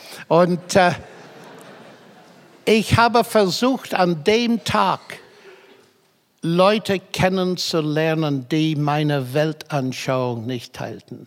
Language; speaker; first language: German; non-native, fluent; English